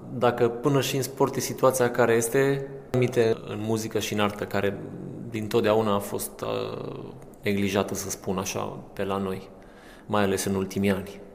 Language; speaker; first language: Romanian; native; Romanian